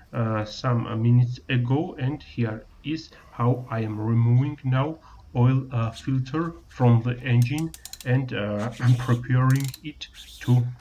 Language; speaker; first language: English; non-native, learner; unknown